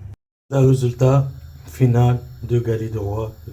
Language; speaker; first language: French; non-native, local second language; Arabic